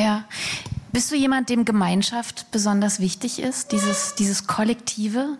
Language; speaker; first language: German; native; German